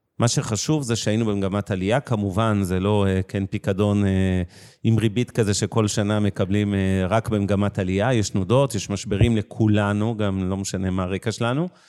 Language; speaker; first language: Hebrew; native; Hebrew